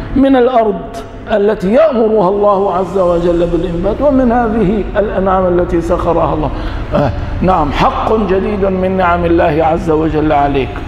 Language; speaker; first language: Arabic; early bilingual, other home language; Kurdish